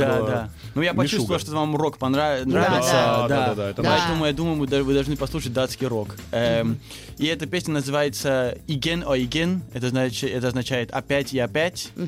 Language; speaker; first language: Russian; early bilingual, heritage; Russian